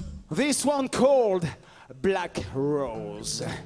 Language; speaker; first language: English; non-native, learner; French